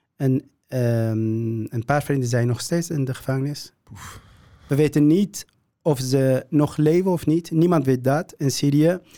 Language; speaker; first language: Dutch; non-native, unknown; Kurdish